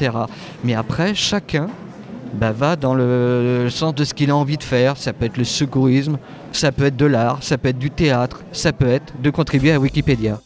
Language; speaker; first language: French; native; French